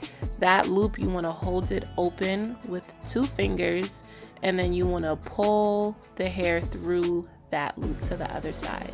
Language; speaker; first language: English; native; English